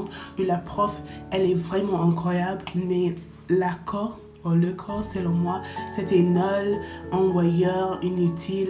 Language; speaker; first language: French; non-native, learner; English